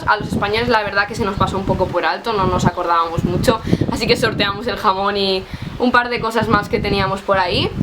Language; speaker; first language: Spanish; native; Spanish